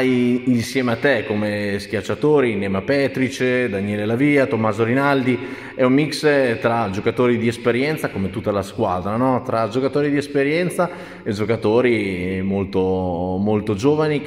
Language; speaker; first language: Italian; native; Italian